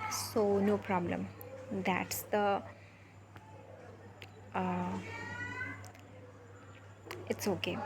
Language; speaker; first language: English; non-native, local second language; Hindi